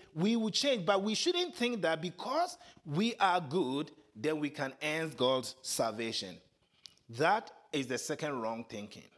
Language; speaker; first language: English; non-native, local second language; Akan